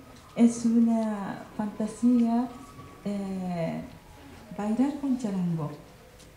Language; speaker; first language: Spanish; non-native, learner; Japanese